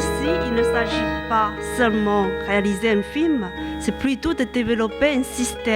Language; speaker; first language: French; non-native, fluent; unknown